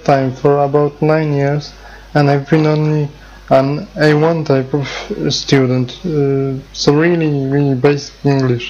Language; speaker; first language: English; non-native, fluent; Polish